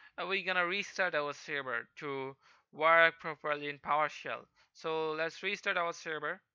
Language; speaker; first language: English; non-native, local second language; Hindi